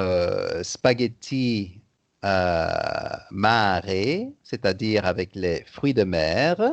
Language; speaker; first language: French; native; French